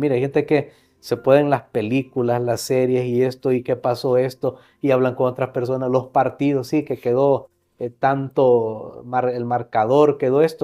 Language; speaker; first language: Spanish; native; Spanish